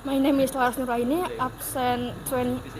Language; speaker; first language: English; non-native, learner; Indonesian